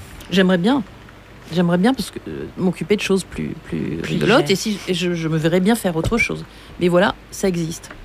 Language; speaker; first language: French; native; French